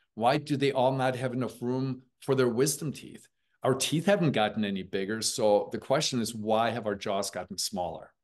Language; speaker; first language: English; early bilingual, other home language; German